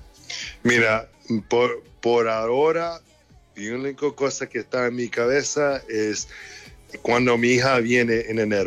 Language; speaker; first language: Spanish; early bilingual, heritage; English